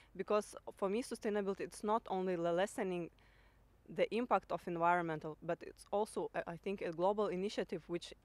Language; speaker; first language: English; non-native, fluent; Lithuanian